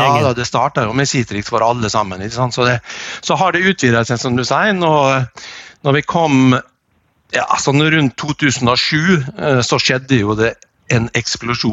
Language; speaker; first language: Norwegian; native; Norwegian